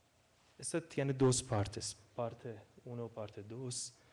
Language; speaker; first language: Spanish; non-native, fluent; Persian